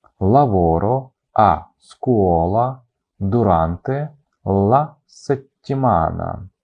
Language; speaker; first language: Italian; non-native, fluent; Ukrainian